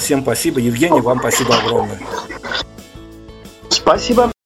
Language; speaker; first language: Russian; native; Russian